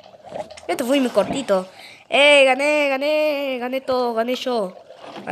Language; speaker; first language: Spanish; native; Spanish